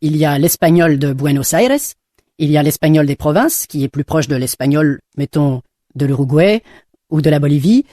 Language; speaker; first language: French; non-native, fluent; English